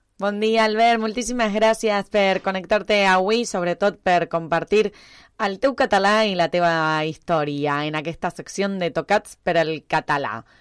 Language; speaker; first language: Catalan; non-native, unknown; Spanish